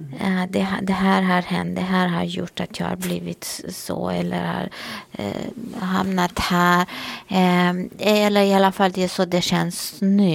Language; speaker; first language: Swedish; non-native, fluent; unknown